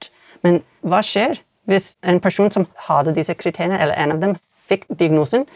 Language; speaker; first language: Swedish; non-native, fluent; English